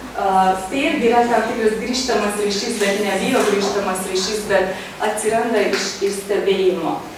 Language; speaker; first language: Lithuanian; non-native, fluent; Hungarian